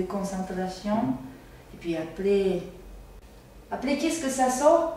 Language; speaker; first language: French; non-native, learner; Japanese